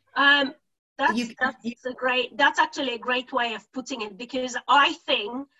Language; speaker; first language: English; non-native, fluent; Bulgarian